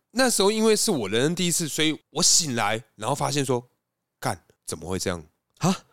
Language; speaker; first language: Chinese; native; Chinese